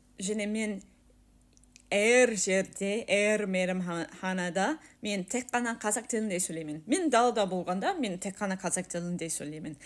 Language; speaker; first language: Kazakh; non-native, learner; English